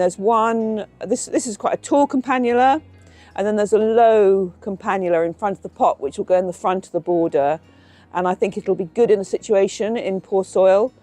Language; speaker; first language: English; native; English